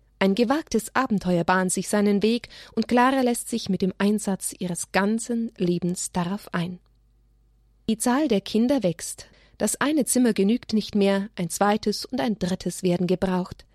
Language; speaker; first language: German; native; German